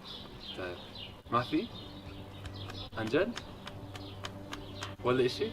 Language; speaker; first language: Arabic; non-native, fluent; English